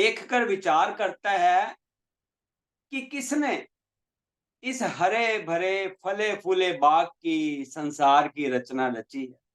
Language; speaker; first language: Hindi; native; Hindi